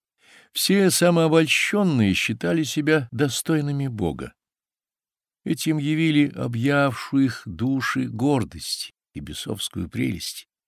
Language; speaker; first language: Russian; native; Russian